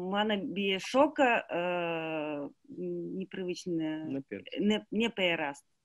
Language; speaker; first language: Latvian; non-native, learner; Kazakh